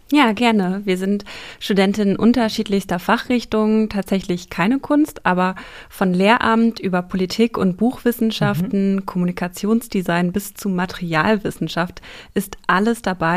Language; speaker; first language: German; native; German